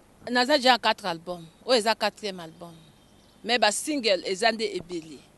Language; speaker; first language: French; non-native, local second language; Lingala